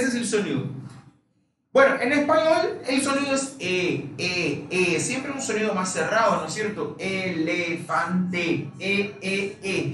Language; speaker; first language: Spanish; non-native, fluent; Portuguese